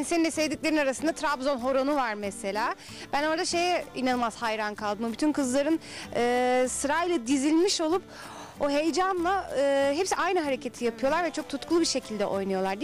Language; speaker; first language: Turkish; native; Turkish